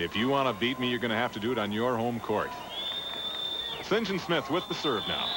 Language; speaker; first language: English; native; English